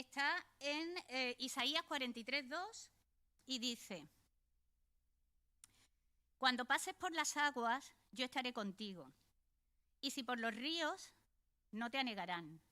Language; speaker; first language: Spanish; native; Spanish